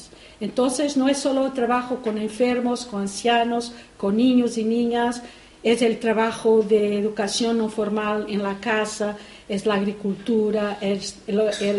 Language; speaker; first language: Spanish; non-native, fluent; Portuguese